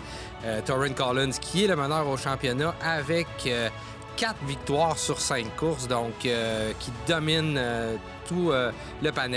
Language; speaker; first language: French; native; French